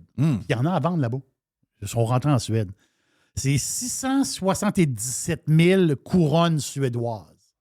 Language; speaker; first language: French; native; French